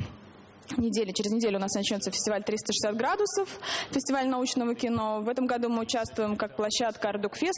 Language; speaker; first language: Russian; native; Russian